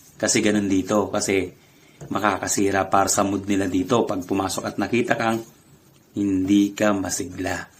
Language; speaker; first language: Filipino; native; Filipino